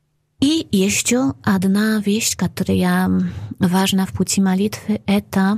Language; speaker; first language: Russian; non-native, fluent; Polish